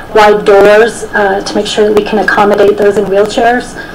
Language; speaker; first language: English; native; English